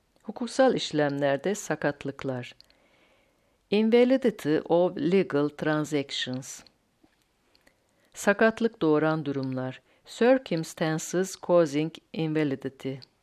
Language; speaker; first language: Turkish; native; Turkish